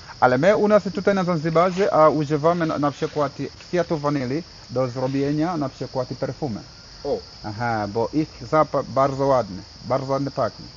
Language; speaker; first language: Polish; non-native, fluent; Swahili